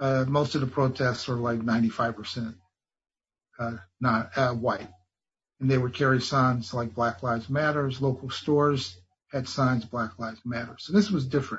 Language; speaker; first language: English; native; English